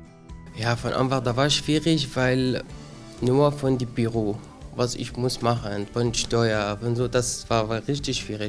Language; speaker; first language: German; non-native, learner; Arabic